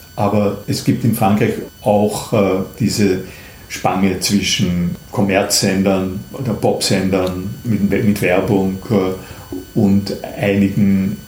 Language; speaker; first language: German; native; German